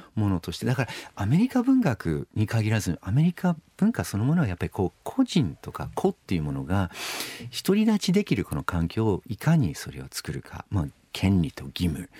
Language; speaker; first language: Japanese; non-native, fluent; English